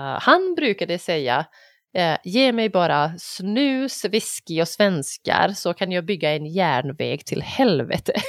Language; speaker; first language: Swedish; non-native, fluent; Bosnian